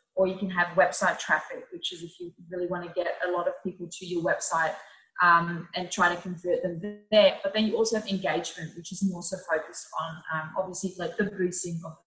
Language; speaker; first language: English; non-native, fluent; Dutch